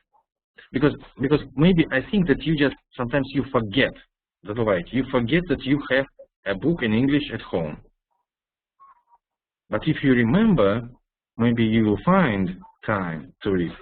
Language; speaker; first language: English; non-native, fluent; Russian